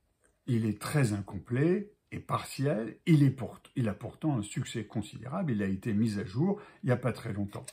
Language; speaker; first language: French; native; French